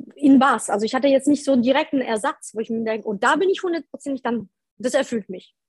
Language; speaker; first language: German; early bilingual, other home language; Polish